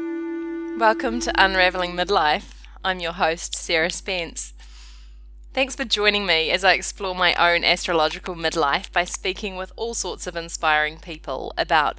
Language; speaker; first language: English; native; English